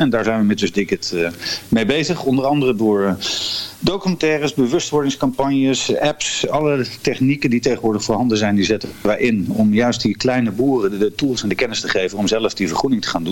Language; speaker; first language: Dutch; native; Dutch